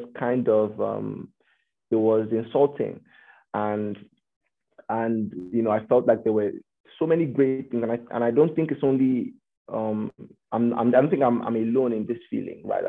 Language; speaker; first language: English; non-native, local second language; Yoruba